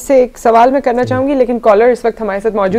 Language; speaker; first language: Urdu; native; Urdu